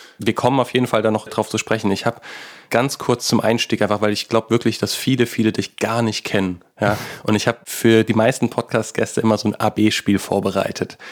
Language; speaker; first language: German; native; German